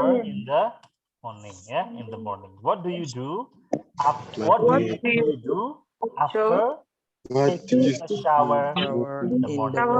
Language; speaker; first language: English; non-native, fluent; Indonesian